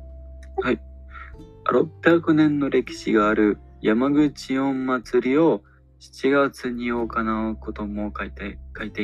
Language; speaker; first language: Japanese; non-native, learner; Ukrainian